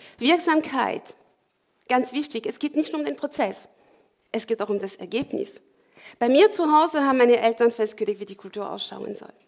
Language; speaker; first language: German; non-native, fluent; French